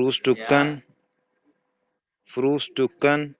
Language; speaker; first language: German; non-native, learner; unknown